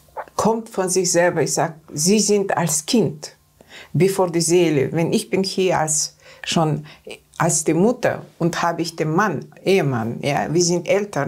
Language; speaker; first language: German; non-native, learner; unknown